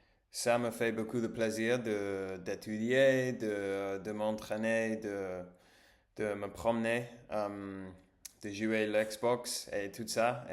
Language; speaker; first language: French; non-native, learner; English